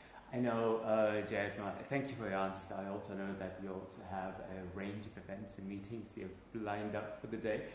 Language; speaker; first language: English; non-native, fluent; Uzbek